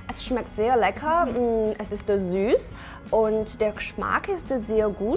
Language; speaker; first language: German; non-native, fluent; Chinese